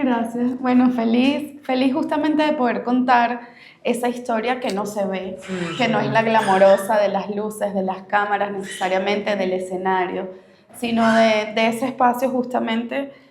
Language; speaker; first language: Spanish; native; Spanish